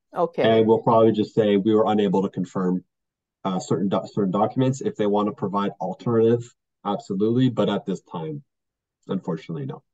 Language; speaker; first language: English; native; English